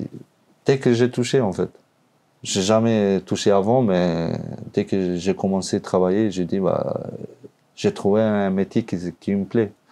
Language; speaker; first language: French; non-native, learner; Albanian